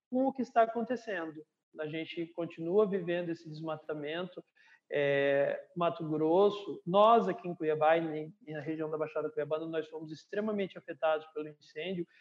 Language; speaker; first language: Portuguese; native; Portuguese